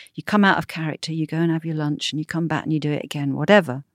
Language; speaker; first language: English; native; English